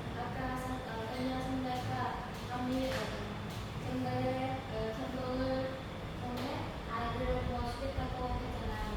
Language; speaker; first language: Korean; non-native, learner; Khmer